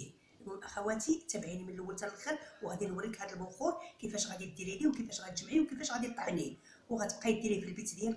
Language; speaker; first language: Arabic; native; Arabic